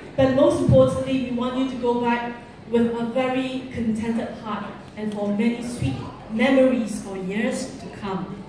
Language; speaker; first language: English; non-native, local second language; Chinese